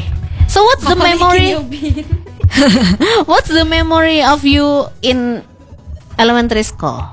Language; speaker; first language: English; non-native, learner; Indonesian